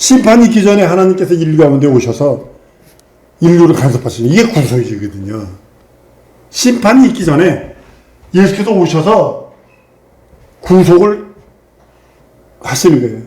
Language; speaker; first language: Korean; native; Korean